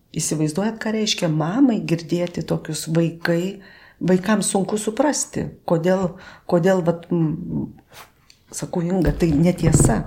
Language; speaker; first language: Lithuanian; native; Lithuanian